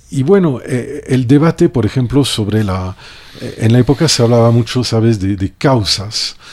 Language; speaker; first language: Spanish; non-native, fluent; French